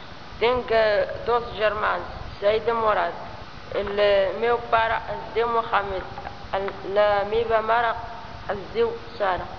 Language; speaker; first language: Catalan; non-native, learner; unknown